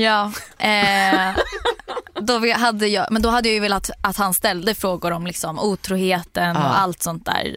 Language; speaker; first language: Swedish; native; Swedish